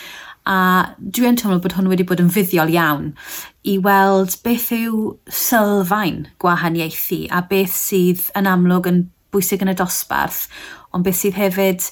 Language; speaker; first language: Welsh; native; Welsh